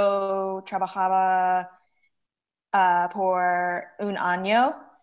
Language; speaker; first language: Spanish; non-native, learner; English